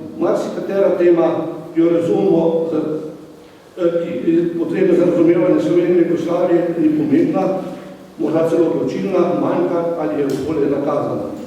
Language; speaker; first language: Slovenian; native; Slovenian